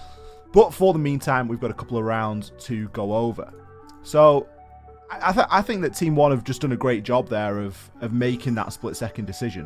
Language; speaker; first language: English; native; English